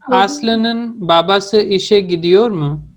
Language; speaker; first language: Turkish; non-native, fluent; Urdu